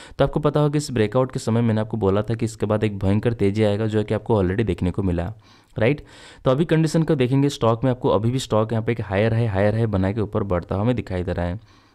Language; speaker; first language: Hindi; native; Hindi